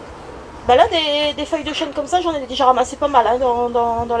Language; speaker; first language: French; native; French